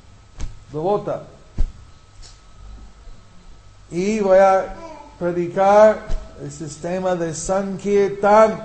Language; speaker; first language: Spanish; non-native, fluent; English